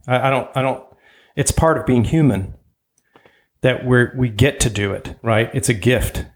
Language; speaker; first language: English; early bilingual, other home language; German